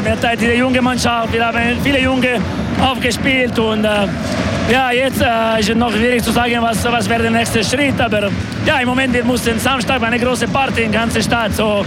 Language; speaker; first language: German; non-native, local second language; French